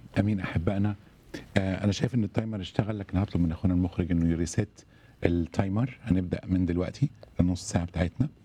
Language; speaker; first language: Arabic; native; Arabic